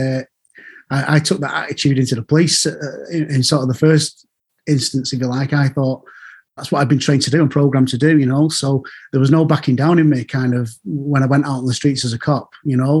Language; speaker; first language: English; native; English